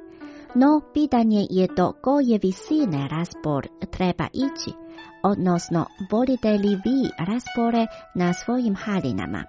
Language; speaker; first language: Croatian; non-native, fluent; Chinese